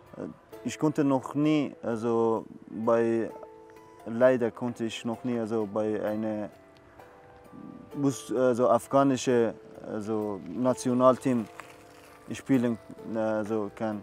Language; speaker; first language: German; non-native, learner; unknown